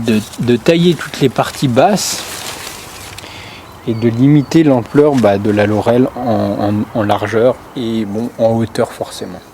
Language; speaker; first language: French; native; French